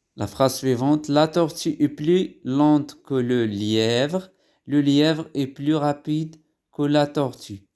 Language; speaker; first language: French; non-native, local second language; Arabic